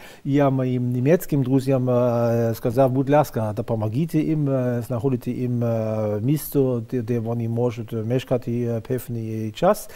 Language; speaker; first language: Ukrainian; non-native, fluent; German